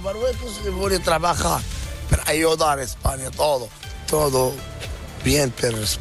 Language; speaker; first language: Spanish; non-native, learner; Arabic